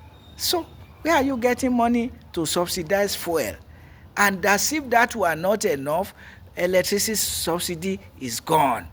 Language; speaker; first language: English; non-native, local second language; Yoruba